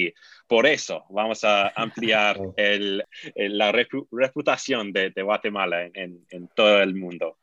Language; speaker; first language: Spanish; non-native, fluent; English